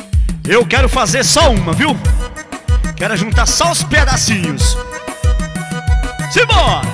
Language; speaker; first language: Portuguese; native; Portuguese